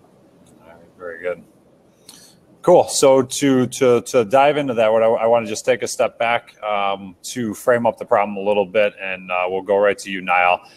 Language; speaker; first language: English; native; English